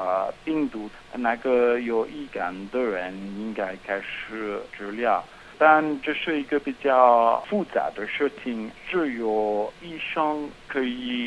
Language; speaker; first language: Chinese; non-native, fluent; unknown